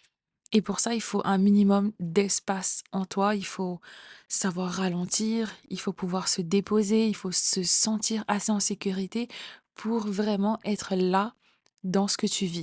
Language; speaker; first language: French; native; French